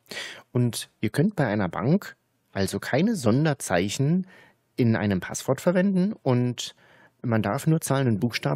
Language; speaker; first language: German; native; German